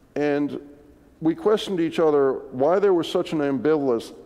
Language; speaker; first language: English; native; English